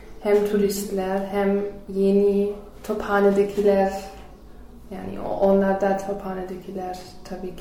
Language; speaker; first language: Turkish; non-native, learner; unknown